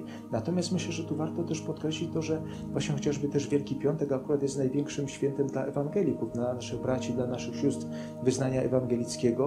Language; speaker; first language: Polish; native; Polish